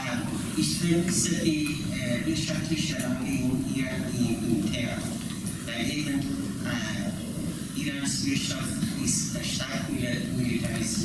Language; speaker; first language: German; non-native, fluent; Persian